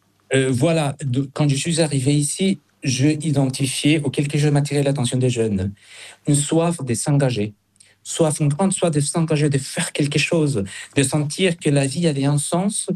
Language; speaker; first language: French; non-native, fluent; Spanish